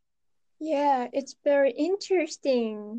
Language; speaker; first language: English; non-native, learner; Japanese